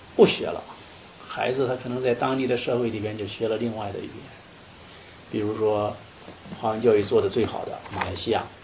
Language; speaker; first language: Chinese; native; Chinese